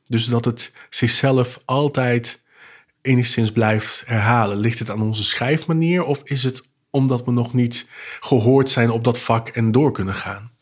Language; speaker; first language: Dutch; non-native, local second language; Papiamento